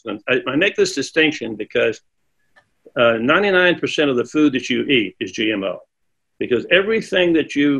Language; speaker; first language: English; native; English